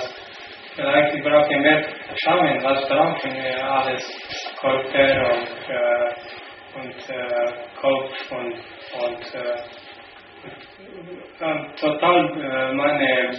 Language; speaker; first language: German; non-native, learner; Slovenian